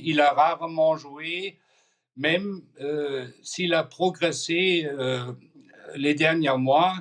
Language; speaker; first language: French; non-native, fluent; German